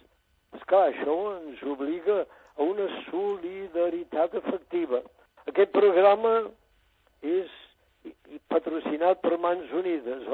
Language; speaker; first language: Catalan; native; Catalan